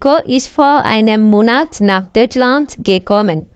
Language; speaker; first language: German; non-native, fluent; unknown